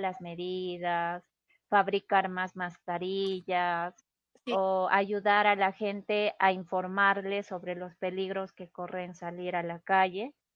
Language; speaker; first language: Spanish; native; Spanish